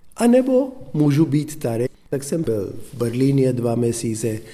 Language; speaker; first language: Czech; non-native, fluent; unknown